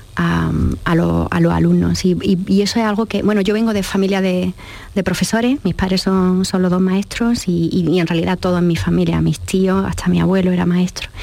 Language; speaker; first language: Spanish; native; Spanish